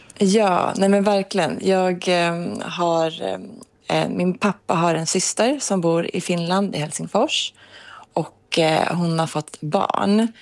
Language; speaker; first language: Swedish; native; Swedish